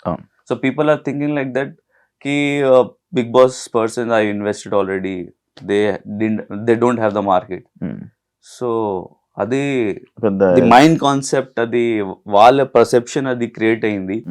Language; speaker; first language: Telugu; non-native, learner; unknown